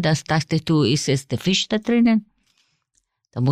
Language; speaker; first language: German; non-native, fluent; Spanish